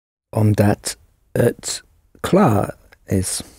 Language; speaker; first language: Dutch; non-native, learner; English